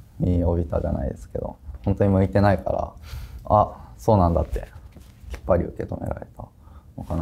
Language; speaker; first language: Japanese; native; Japanese